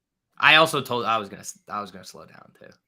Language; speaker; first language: English; native; English